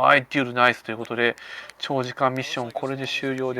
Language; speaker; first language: Japanese; native; Japanese